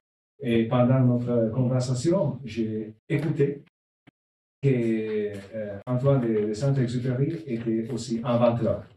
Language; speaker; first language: French; non-native, learner; Italian